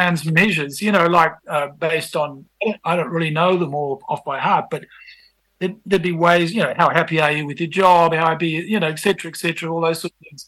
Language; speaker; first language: English; native; English